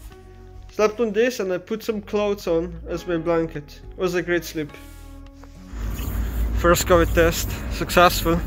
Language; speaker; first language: English; non-native, fluent; Slovenian